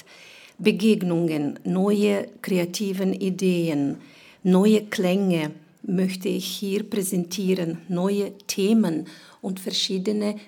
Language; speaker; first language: German; non-native, fluent; Ukrainian